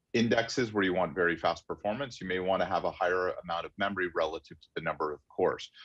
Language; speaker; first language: English; native; English